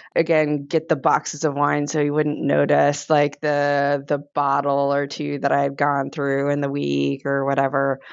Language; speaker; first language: English; native; English